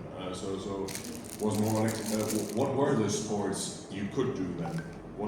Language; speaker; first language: English; non-native, fluent; German